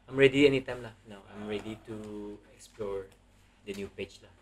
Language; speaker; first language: English; non-native, local second language; Malay